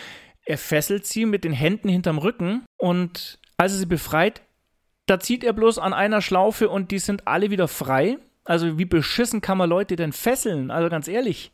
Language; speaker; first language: German; native; German